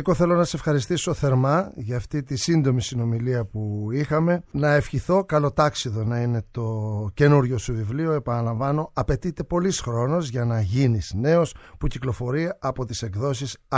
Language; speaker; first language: Greek; native; Greek